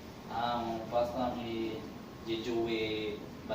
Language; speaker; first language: French; non-native, learner; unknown